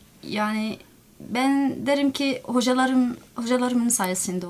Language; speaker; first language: Turkish; non-native, fluent; Somali